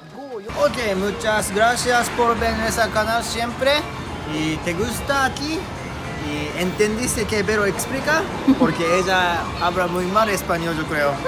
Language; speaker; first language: Spanish; non-native, learner; Japanese